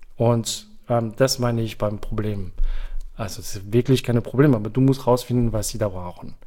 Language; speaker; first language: German; non-native, fluent; French